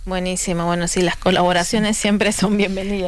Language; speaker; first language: Spanish; native; Spanish